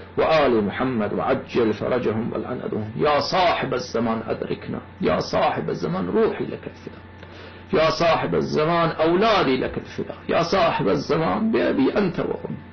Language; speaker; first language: Arabic; non-native, fluent; Persian